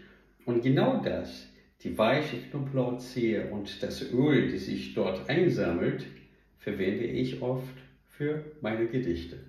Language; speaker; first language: German; non-native, fluent; Portuguese